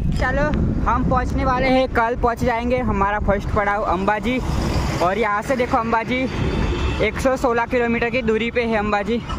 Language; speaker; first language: Hindi; non-native, local second language; Gujarati